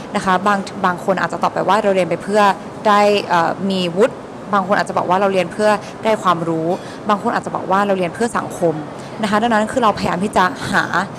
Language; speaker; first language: Thai; early bilingual, heritage; Thai